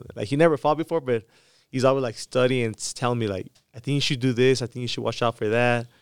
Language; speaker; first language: English; early bilingual, other home language; Spanish